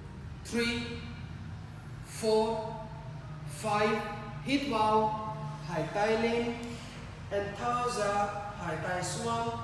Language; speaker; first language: Vietnamese; non-native, learner; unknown